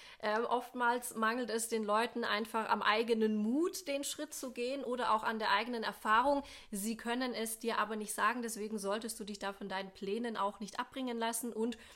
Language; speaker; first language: German; native; German